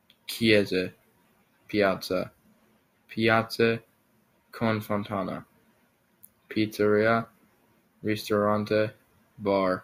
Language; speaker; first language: Italian; non-native, learner; English